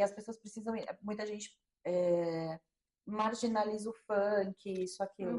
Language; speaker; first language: Portuguese; native; Portuguese